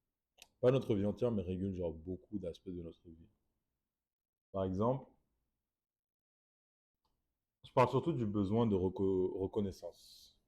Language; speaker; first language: French; native; French